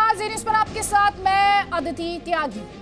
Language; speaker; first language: Hindi; native; Hindi